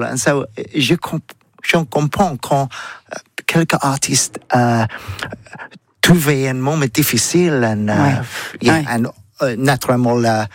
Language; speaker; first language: French; non-native, learner; English